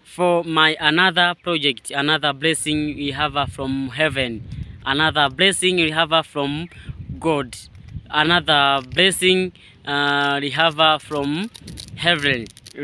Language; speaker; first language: English; non-native, learner; Swahili